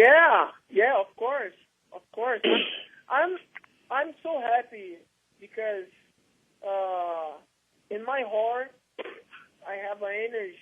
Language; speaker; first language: English; non-native, learner; Portuguese